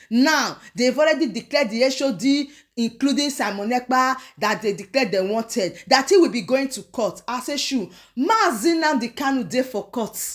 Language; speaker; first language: Nigerian Pidgin; non-native, local second language; Igbo